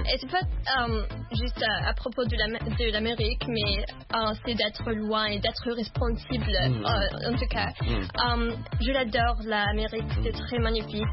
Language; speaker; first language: French; non-native, local second language; Arabic